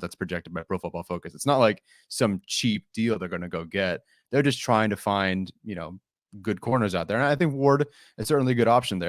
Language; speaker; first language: English; native; English